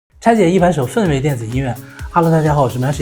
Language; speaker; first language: Chinese; native; Chinese